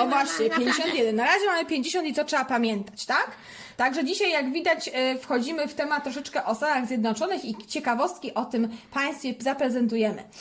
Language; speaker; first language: Polish; native; Polish